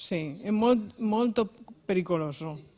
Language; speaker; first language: Italian; non-native, fluent; Spanish